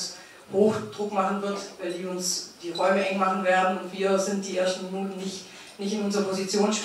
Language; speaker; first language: German; native; German